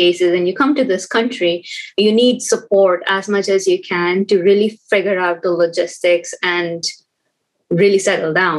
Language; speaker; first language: English; non-native, local second language; Hindi